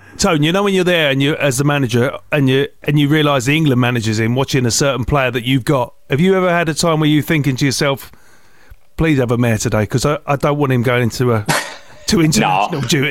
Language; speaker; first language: English; native; English